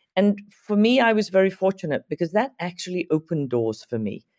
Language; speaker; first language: English; native; English